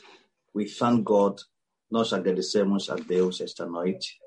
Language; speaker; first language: Portuguese; non-native, learner; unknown